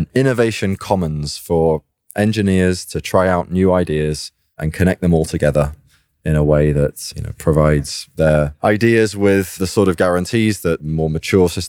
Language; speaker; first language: English; native; English